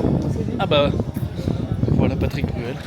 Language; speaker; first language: French; native; French